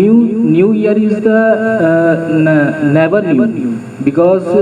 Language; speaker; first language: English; non-native, learner; Hindi